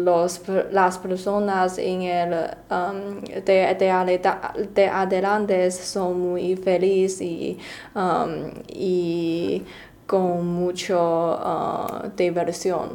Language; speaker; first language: Spanish; non-native, learner; Chinese